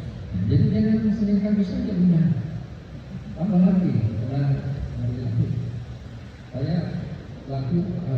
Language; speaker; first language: Indonesian; non-native, local second language; Buginese